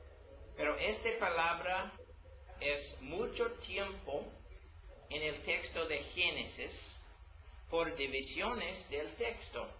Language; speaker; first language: Spanish; non-native, learner; English